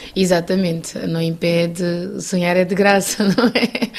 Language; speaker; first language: Portuguese; non-native, local second language; Kabuverdianu